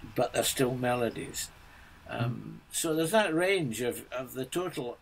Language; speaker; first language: English; native; English